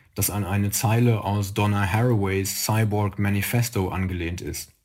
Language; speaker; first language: German; native; German